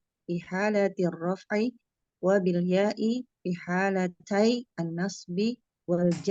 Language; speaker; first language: Arabic; non-native, learner; Indonesian